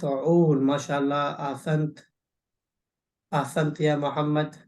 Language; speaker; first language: Arabic; non-native, fluent; Urdu